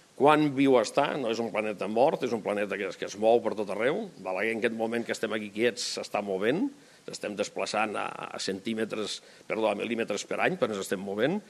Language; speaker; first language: Catalan; native; Catalan